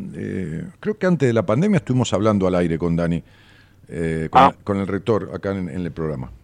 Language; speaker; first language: Spanish; native; Spanish